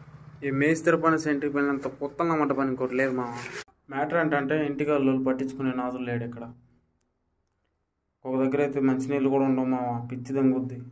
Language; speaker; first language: Telugu; native; Telugu